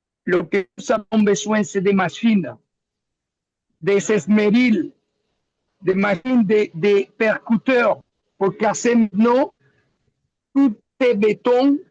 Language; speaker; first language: French; non-native, learner; Spanish